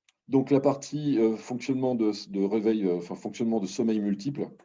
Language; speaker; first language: French; native; French